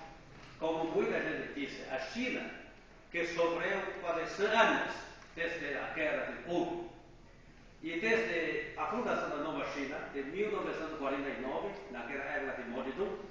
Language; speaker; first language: Portuguese; non-native, fluent; Chinese